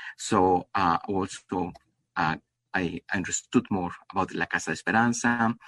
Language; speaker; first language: English; non-native, fluent; Spanish